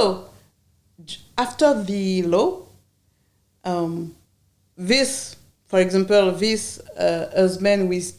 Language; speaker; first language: English; non-native, learner; French